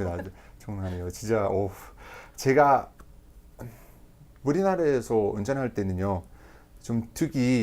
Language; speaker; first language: Korean; non-native, fluent; English